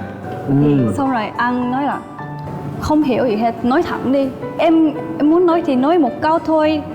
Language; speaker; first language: Vietnamese; non-native, learner; Japanese